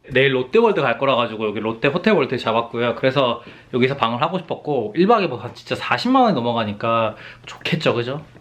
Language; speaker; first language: Korean; native; Korean